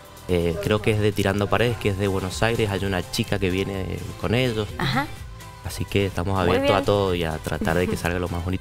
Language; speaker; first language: Spanish; native; Spanish